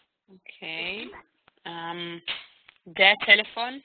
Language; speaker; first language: German; non-native, learner; Hebrew